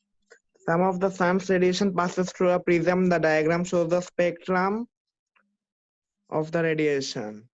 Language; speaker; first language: English; non-native, local second language; Bangla